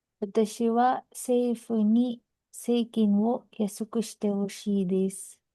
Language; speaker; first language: Japanese; non-native, learner; Filipino